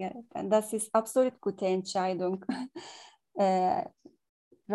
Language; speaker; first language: German; non-native, learner; Turkish